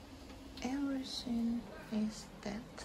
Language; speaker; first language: English; non-native, fluent; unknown